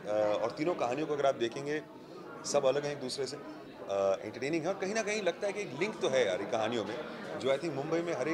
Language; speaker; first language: Hindi; native; Hindi